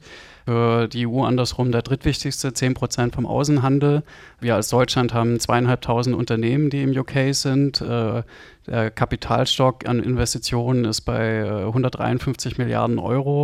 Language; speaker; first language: German; native; German